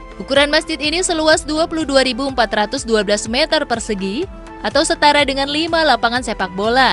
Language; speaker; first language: Indonesian; native; Indonesian